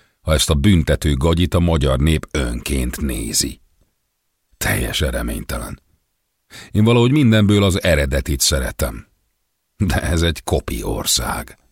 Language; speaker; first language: Hungarian; native; Hungarian